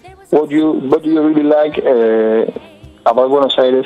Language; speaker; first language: English; non-native, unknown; Spanish